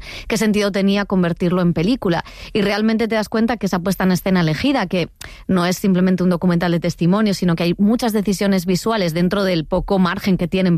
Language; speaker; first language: Spanish; native; Spanish